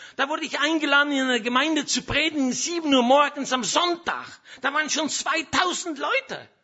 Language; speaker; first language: German; native; German